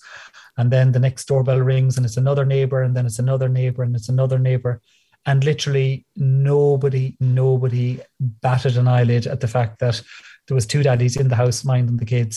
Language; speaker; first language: English; native; English